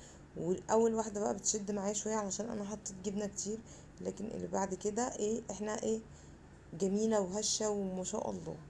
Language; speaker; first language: Arabic; native; Arabic